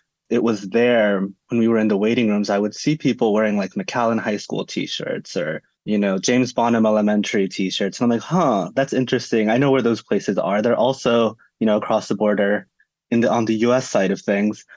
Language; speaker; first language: English; early bilingual, other home language; Spanish